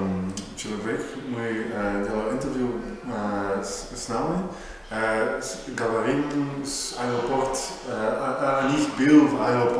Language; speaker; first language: Russian; non-native, learner; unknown